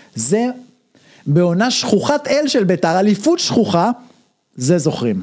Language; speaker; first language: Hebrew; native; Hebrew